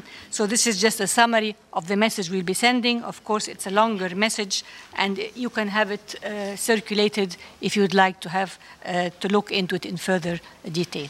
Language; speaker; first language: English; non-native, fluent; Arabic